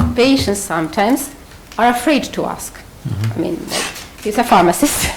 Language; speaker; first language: English; non-native, fluent; Spanish